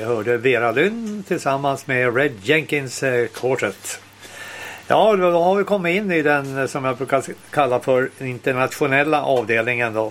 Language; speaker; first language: Swedish; native; Swedish